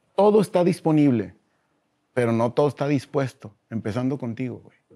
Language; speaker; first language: Spanish; native; Spanish